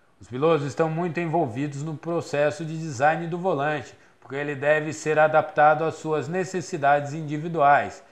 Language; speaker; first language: Portuguese; native; Portuguese